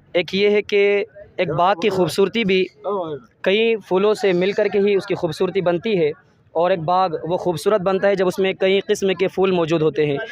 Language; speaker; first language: Urdu; native; Urdu